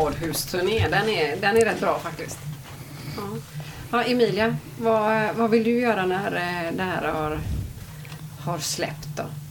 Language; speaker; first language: Swedish; native; Swedish